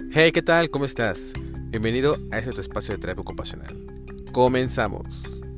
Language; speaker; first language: Spanish; native; Spanish